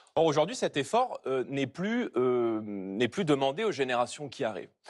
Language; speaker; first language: French; native; French